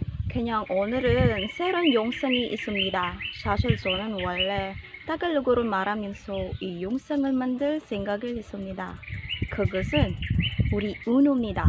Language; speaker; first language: Korean; non-native, learner; Filipino